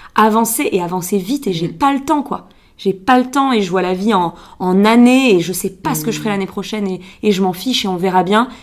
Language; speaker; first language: French; native; French